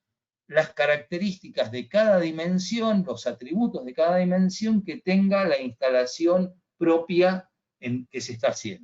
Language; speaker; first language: Spanish; native; Spanish